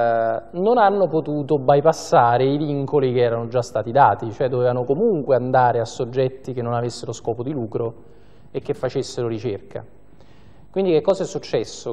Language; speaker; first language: Italian; native; Italian